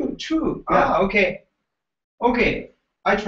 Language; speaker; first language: English; non-native, learner; Japanese